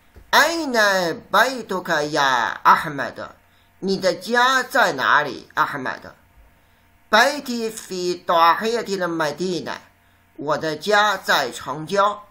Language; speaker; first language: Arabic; non-native, fluent; Chinese